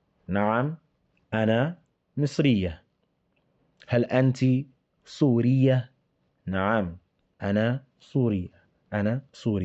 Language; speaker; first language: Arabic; non-native, fluent; English